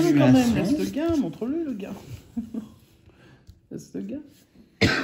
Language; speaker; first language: French; native; French